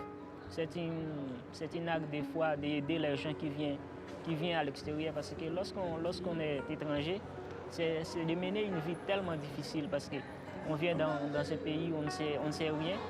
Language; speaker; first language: French; non-native, local second language; Haitian Creole